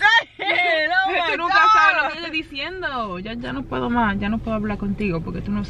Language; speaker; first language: Spanish; early bilingual, heritage; Spanish